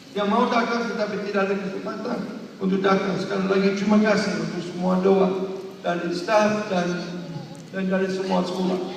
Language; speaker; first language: Indonesian; non-native, learner; English